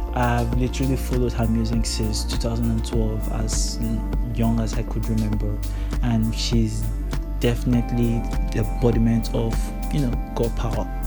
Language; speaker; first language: English; non-native, local second language; Yoruba